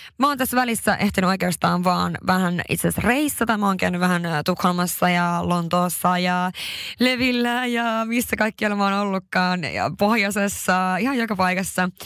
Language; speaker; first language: Finnish; early bilingual, heritage; Finnish